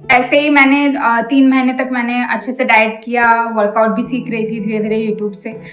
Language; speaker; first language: Hindi; non-native, local second language; Bangla